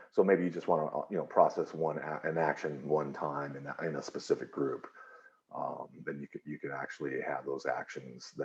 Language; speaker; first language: English; native; English